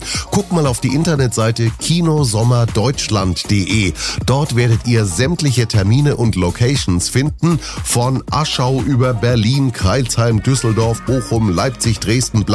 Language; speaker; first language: German; native; German